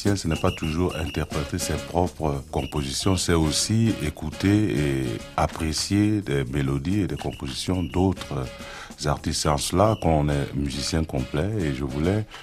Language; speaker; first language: French; non-native, local second language; Duala